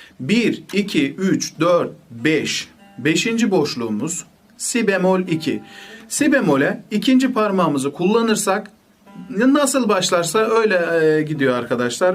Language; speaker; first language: Turkish; native; Turkish